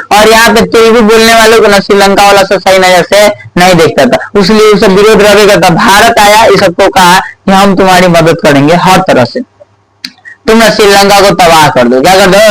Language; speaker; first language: Hindi; native; Hindi